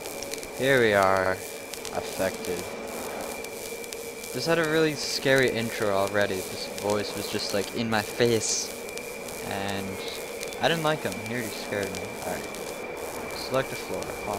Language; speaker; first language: English; native; English